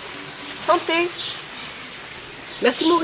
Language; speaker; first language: French; native; French